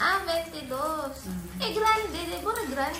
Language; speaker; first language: Spanish; non-native, learner; Filipino